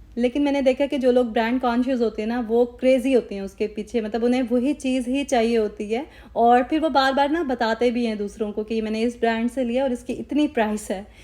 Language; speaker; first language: Urdu; native; Urdu